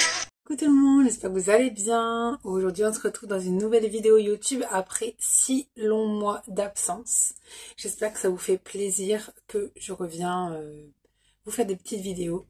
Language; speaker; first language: French; native; French